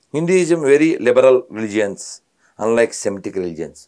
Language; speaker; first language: English; non-native, local second language; Telugu